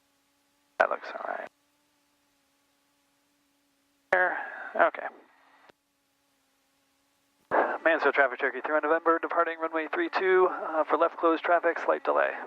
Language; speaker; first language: English; native; English